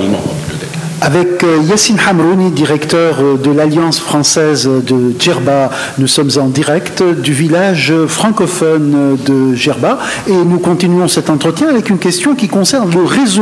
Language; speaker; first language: French; non-native, local second language; Arabic